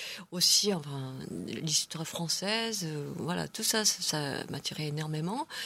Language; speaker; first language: French; non-native, fluent; Korean